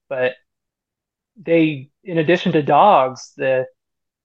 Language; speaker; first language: English; native; English